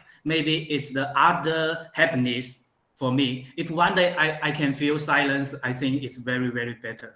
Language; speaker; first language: English; non-native, learner; Chinese